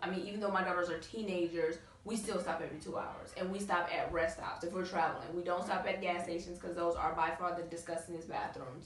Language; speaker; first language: English; native; English